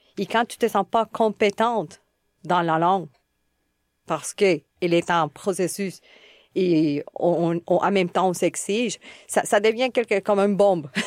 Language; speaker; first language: French; non-native, fluent; Spanish